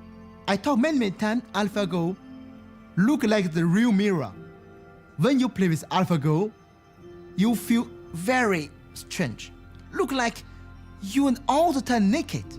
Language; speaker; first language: English; non-native, learner; Chinese